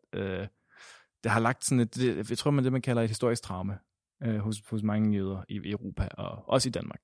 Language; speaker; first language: Danish; native; Danish